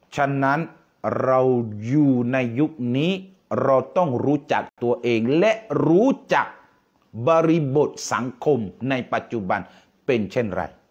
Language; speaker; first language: Thai; non-native, local second language; Pattani Malay